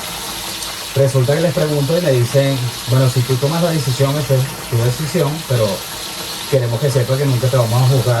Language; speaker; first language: Spanish; native; Spanish